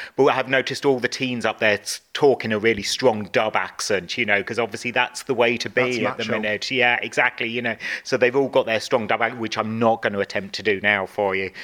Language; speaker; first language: English; native; English